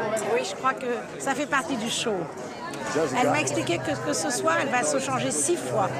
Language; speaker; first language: French; native; French